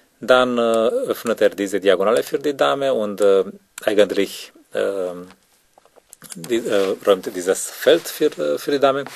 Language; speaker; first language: German; non-native, learner; Romanian